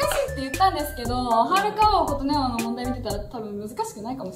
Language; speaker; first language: Japanese; native; Japanese